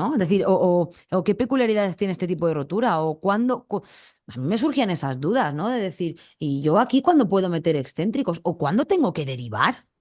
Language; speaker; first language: Spanish; native; Spanish